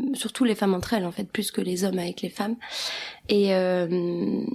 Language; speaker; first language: French; early bilingual, other home language; Albanian